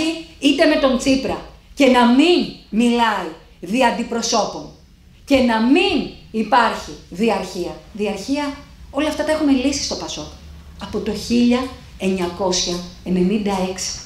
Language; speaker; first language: Greek; native; Greek